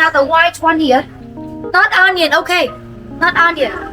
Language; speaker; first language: English; non-native, fluent; Vietnamese